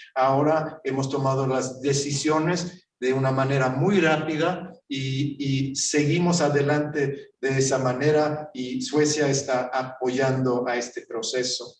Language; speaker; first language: Spanish; non-native, fluent; Swedish